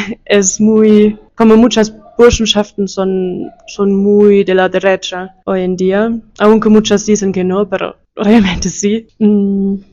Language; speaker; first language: Spanish; non-native, fluent; German